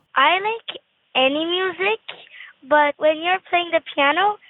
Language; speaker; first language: English; non-native, fluent; Turkish